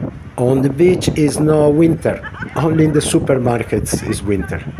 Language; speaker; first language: English; non-native, learner; Spanish